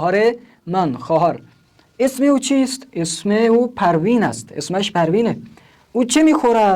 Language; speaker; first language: Persian; non-native, fluent; Urdu